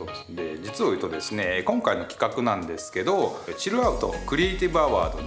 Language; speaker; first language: Japanese; native; Japanese